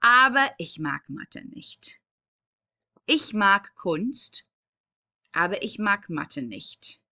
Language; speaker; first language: German; non-native, learner; English